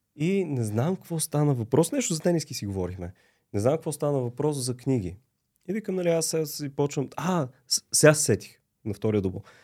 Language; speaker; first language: Bulgarian; native; Bulgarian